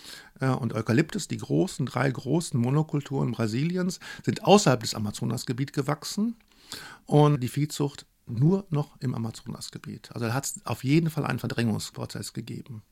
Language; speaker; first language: German; native; German